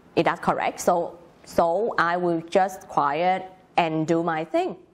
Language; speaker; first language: English; non-native, learner; Vietnamese